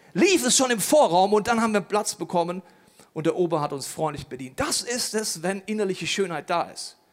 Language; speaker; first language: German; native; German